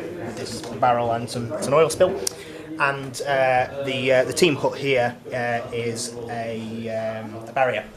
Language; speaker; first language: English; native; English